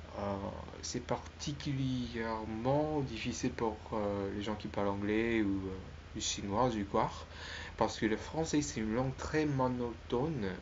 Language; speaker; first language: French; non-native, learner; Spanish